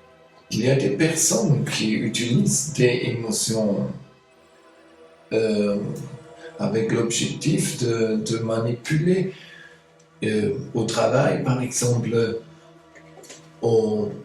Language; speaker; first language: French; non-native, fluent; German